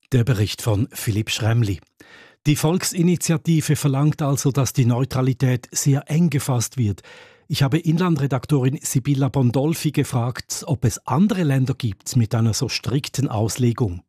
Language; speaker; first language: German; native; German